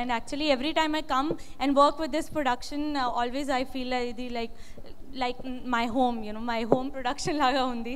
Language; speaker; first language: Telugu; non-native, learner; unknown